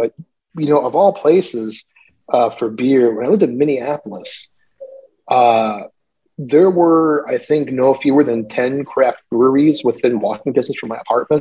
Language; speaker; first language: English; native; English